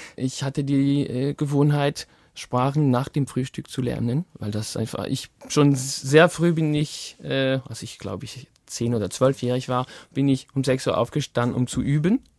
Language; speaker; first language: German; non-native, fluent; French